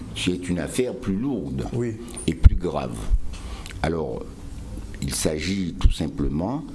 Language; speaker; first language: French; native; French